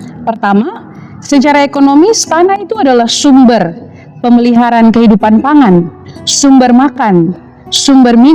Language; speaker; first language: Indonesian; native; Indonesian